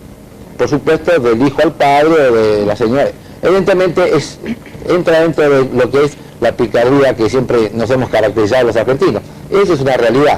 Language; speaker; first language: Spanish; native; Spanish